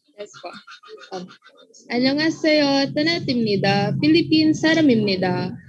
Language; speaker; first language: Korean; non-native, learner; Filipino